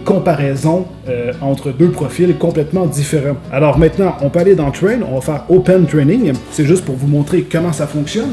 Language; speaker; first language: French; native; French